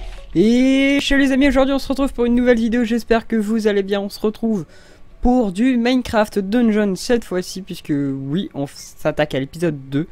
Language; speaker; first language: French; native; French